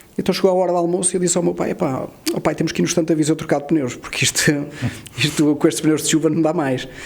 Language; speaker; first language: Portuguese; early bilingual, heritage; Portuguese